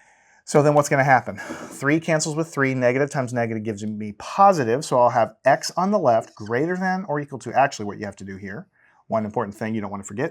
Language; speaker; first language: English; native; English